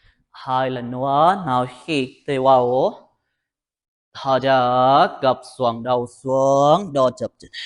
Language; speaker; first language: Vietnamese; non-native, learner; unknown